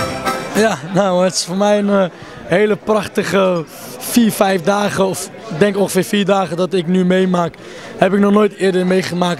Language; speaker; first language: Dutch; non-native, fluent; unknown